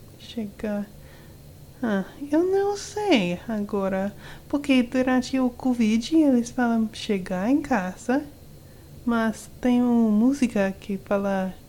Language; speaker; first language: Portuguese; non-native, learner; English